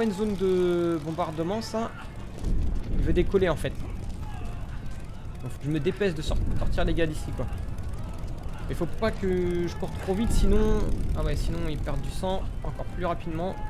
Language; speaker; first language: French; native; French